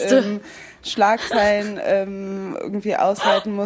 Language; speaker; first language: German; native; German